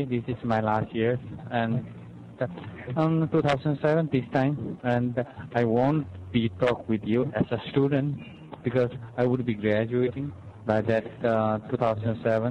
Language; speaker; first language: English; non-native, fluent; Chinese